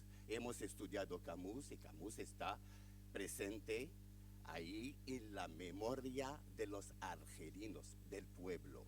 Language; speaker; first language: Spanish; non-native, fluent; Arabic